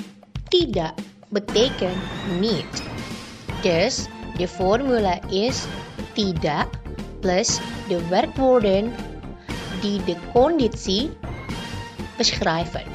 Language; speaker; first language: Dutch; non-native, learner; Indonesian